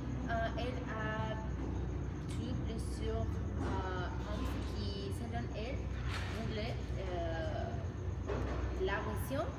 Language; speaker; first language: French; non-native, learner; Spanish